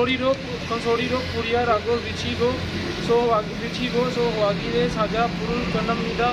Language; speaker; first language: Korean; non-native, learner; Punjabi